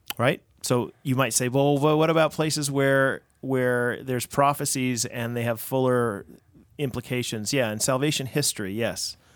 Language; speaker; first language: English; native; English